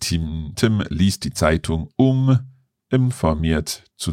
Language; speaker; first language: German; non-native, learner; English